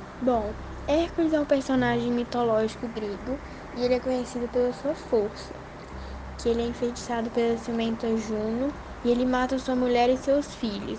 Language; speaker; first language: Portuguese; native; Portuguese